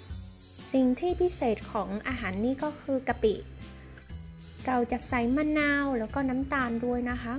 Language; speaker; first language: Thai; non-native, fluent; Vietnamese